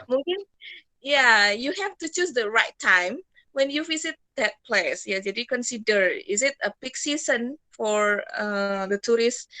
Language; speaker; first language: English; non-native, fluent; Indonesian